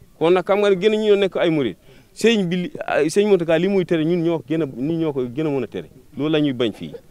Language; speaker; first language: Wolof; non-native, local second language; Fula